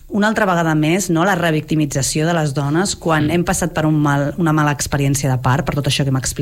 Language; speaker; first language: Catalan; native; Catalan